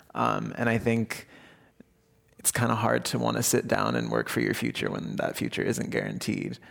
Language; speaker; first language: English; early bilingual, other home language; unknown